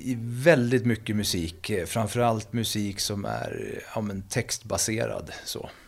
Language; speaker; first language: Swedish; native; Swedish